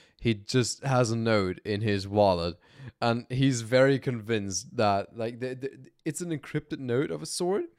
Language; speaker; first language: English; non-native, fluent; German